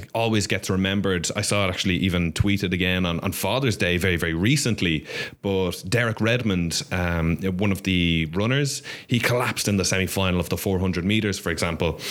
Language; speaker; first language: English; native; English